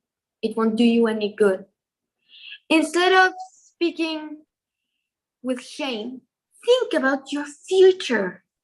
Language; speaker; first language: English; non-native, fluent; Spanish